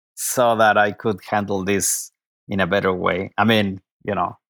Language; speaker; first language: English; non-native, fluent; Spanish